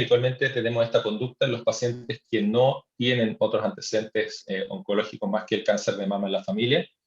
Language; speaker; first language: Spanish; native; Spanish